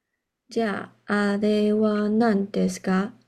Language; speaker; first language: Japanese; non-native, learner; Chinese